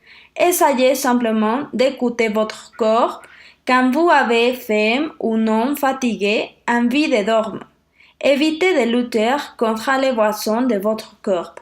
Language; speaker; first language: French; non-native, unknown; Spanish